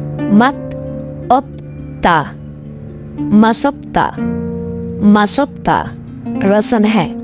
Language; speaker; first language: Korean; non-native, fluent; Sinhala